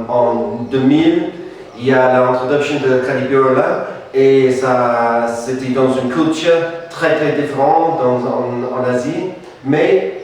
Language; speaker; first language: French; non-native, fluent; English